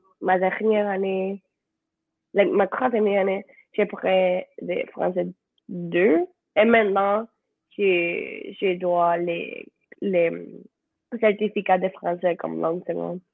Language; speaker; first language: French; non-native, learner; Spanish